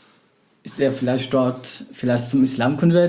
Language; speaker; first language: German; non-native, fluent; Arabic